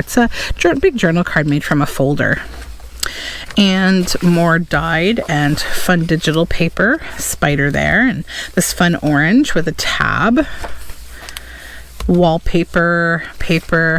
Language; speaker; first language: English; native; English